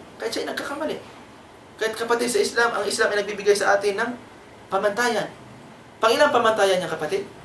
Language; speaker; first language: Filipino; non-native, local second language; Cebuano